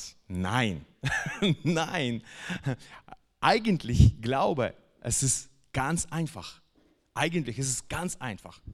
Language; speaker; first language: German; non-native, fluent; Russian